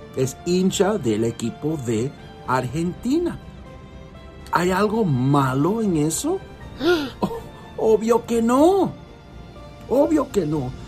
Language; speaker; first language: Spanish; early bilingual, heritage; Spanish